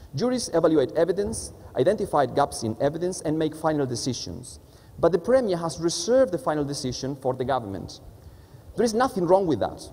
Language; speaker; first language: English; non-native, fluent; Spanish